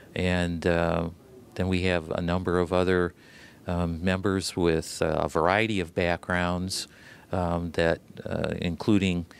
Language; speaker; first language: English; native; English